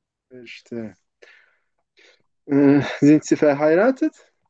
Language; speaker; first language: German; non-native, fluent; Turkish